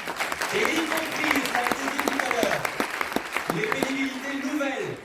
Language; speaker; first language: French; native; French